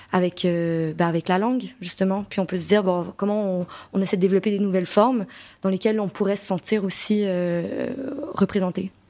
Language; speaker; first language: French; native; French